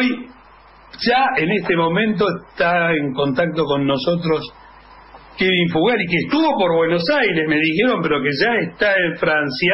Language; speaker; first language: Spanish; native; Spanish